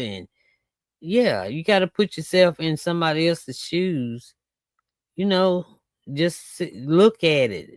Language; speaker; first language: English; native; English